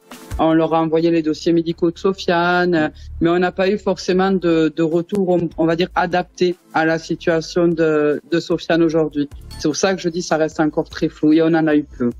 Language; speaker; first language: French; native; French